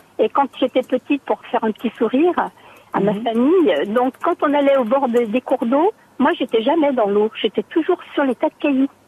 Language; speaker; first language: French; native; French